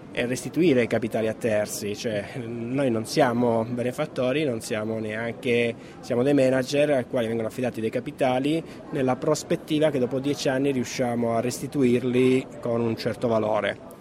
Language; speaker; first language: Italian; native; Italian